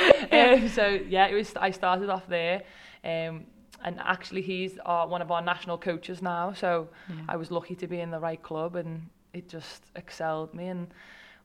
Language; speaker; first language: English; native; English